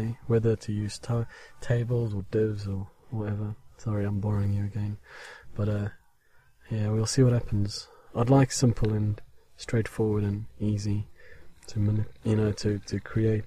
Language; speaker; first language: English; native; English